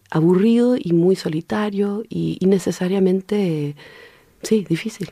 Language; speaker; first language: Spanish; early bilingual, heritage; Spanish